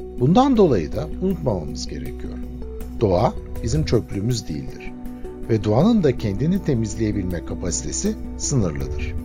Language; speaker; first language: Turkish; native; Turkish